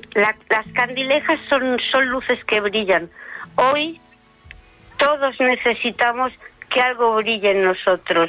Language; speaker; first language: Spanish; native; Spanish